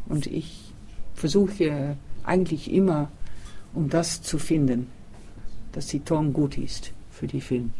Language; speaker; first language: German; non-native, learner; Dutch